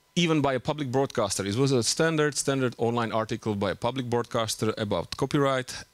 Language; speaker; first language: English; non-native, fluent; Czech